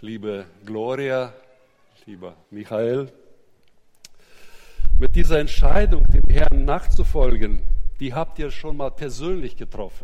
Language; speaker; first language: German; native; German